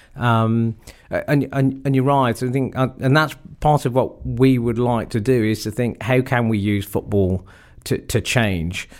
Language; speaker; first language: English; native; English